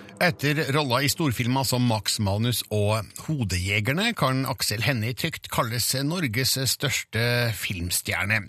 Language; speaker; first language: Norwegian; native; Norwegian